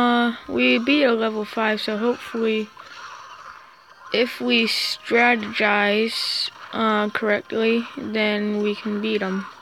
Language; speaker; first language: English; native; English